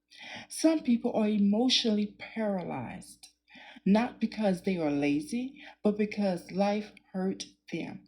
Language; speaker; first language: English; native; English